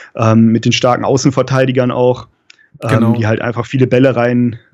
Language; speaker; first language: German; native; German